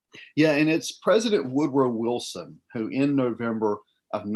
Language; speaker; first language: English; native; English